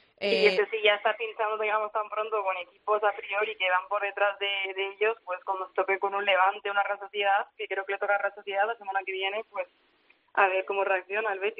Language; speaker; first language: Spanish; native; Spanish